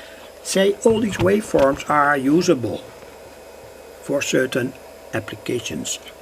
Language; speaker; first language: English; non-native, fluent; Dutch